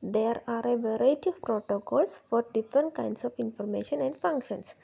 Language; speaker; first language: English; non-native, local second language; Malayalam